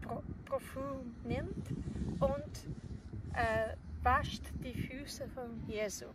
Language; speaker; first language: German; non-native, fluent; Polish